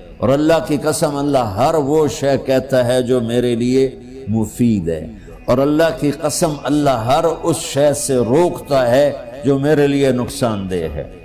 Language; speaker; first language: Urdu; non-native, local second language; Punjabi